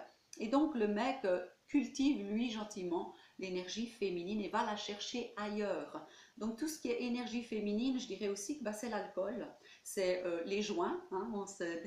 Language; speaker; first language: French; native; French